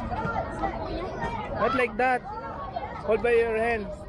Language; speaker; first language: English; non-native, local second language; Filipino